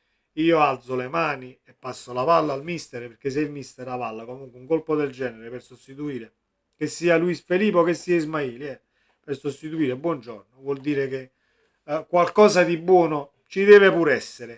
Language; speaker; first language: Italian; native; Italian